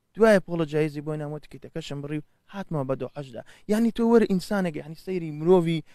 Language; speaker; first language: Central Kurdish; early bilingual, heritage; Central Kurdish